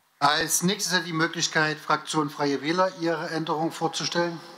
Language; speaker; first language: German; native; German